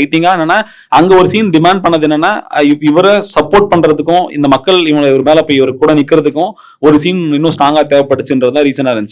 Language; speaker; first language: Tamil; native; Tamil